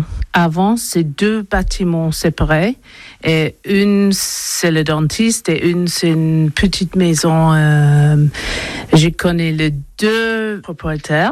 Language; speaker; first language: French; non-native, learner; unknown